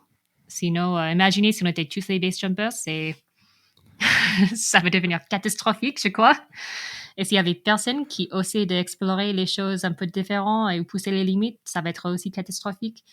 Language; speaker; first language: French; non-native, fluent; English